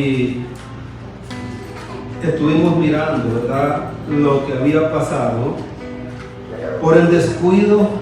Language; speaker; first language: Spanish; native; Spanish